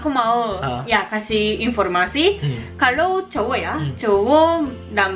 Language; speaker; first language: Indonesian; non-native, learner; Japanese